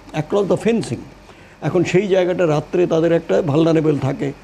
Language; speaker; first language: Bangla; native; Bangla